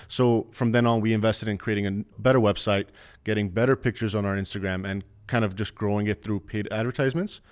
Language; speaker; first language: English; native; English